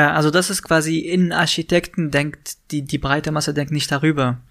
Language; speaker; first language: German; non-native, fluent; Arabic